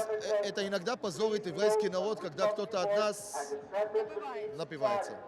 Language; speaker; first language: Russian; non-native, learner; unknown